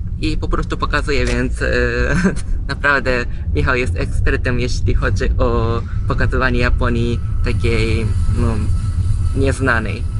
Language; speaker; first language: Polish; non-native, fluent; Japanese